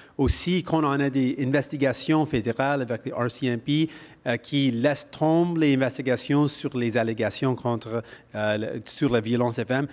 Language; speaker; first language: French; non-native, local second language; English